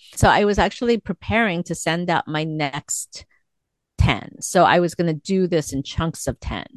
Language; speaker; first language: English; early bilingual, other home language; Korean